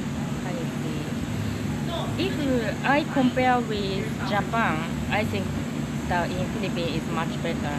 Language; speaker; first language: English; non-native, learner; Japanese